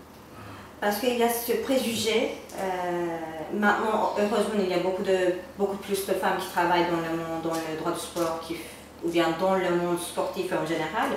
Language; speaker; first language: French; non-native, fluent; Turkish